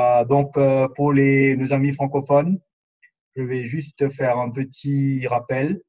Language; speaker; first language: French; non-native, fluent; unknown